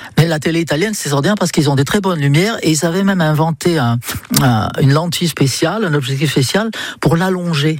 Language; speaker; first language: French; non-native, fluent; English